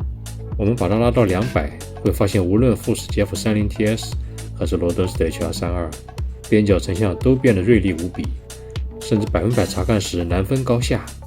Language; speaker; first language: Chinese; native; Chinese